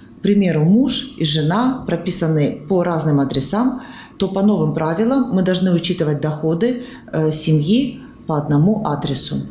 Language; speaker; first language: Russian; native; Russian